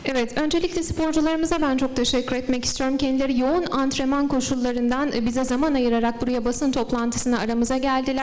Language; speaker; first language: Turkish; native; Turkish